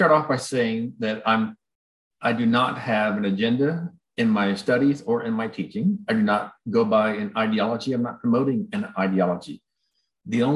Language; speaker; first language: English; native; English